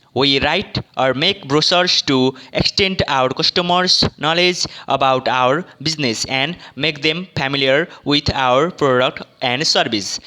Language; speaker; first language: English; non-native, local second language; Nepali